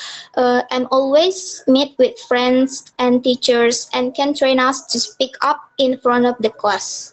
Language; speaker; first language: English; non-native, learner; Indonesian